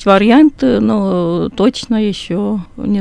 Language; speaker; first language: Russian; non-native, learner; Estonian